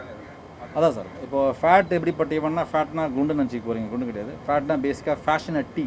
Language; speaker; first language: Tamil; native; Tamil